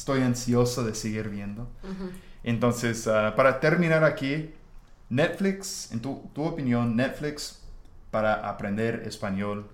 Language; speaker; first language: Spanish; non-native, fluent; English